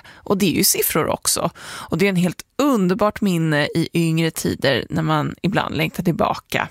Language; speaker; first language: Swedish; native; Swedish